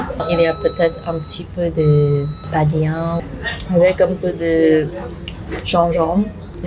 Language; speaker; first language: French; early bilingual, heritage; English